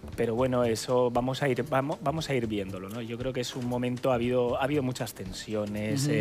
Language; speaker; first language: Spanish; native; Spanish